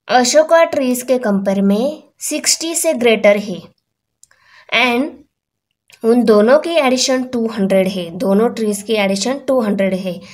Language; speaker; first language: Hindi; non-native, local second language; Marathi